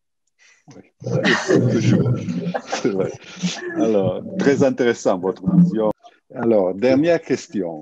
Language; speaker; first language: French; non-native, learner; Italian